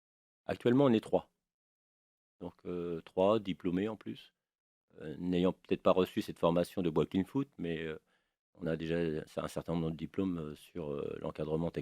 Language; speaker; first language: French; native; French